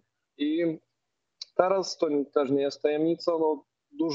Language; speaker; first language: Polish; non-native, fluent; Ukrainian